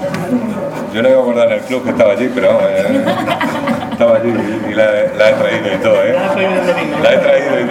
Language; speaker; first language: Spanish; native; Spanish